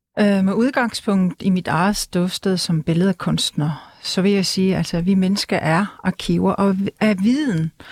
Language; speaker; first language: Danish; non-native, local second language; Kalaallisut